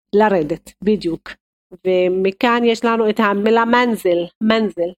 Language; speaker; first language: Hebrew; non-native, local second language; Arabic